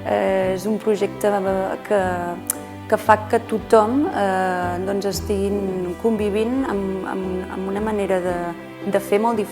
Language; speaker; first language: Catalan; native; Catalan